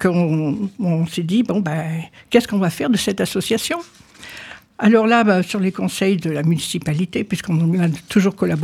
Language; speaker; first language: French; native; French